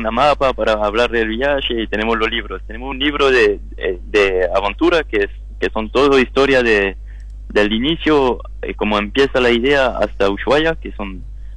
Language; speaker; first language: Spanish; non-native, learner; French